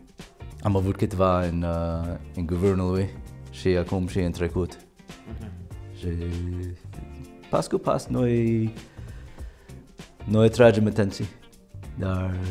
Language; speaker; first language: Romanian; non-native, learner; English